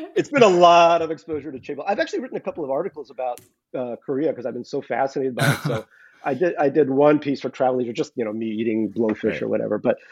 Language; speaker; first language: English; non-native, fluent; Russian